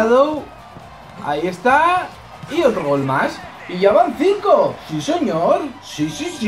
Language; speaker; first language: Spanish; native; Spanish